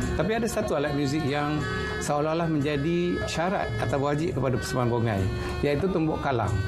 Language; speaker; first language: Malay; native; Malay